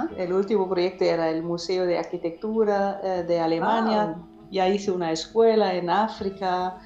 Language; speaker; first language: Spanish; non-native, fluent; German